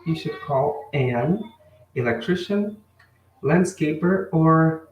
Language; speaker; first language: English; non-native, fluent; Portuguese